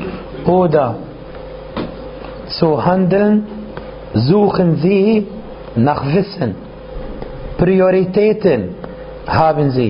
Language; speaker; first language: German; non-native, fluent; Arabic